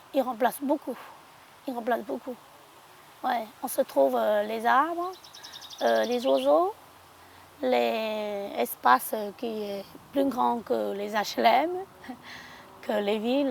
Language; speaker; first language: French; non-native, learner; Hmong